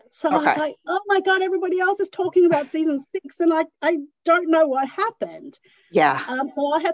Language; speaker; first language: English; non-native, local second language; Cantonese